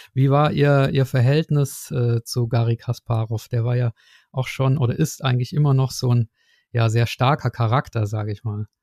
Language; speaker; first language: German; native; German